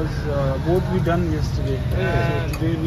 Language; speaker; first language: English; non-native, local second language; Hindi